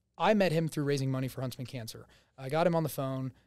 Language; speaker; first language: English; native; English